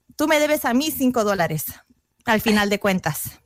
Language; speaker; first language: Spanish; early bilingual, heritage; Spanish